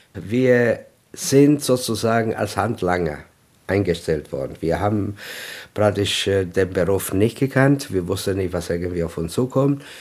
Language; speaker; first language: German; non-native, fluent; Italian